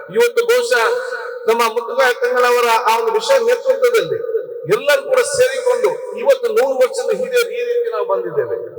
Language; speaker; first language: Kannada; non-native, local second language; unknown